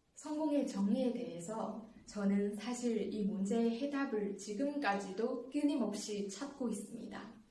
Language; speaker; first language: Korean; non-native, fluent; Chinese